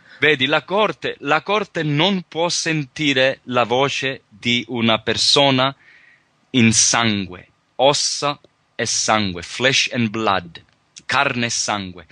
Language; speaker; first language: Italian; early bilingual, heritage; Italian